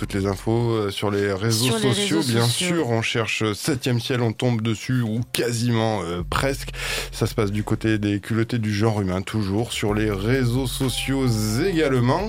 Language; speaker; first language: French; native; French